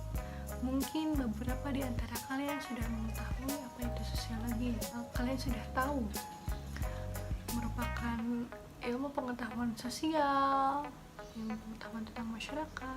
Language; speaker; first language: Indonesian; native; Indonesian